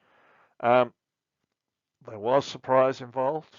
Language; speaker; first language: English; native; English